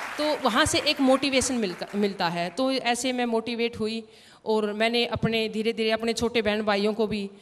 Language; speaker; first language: Hindi; native; Hindi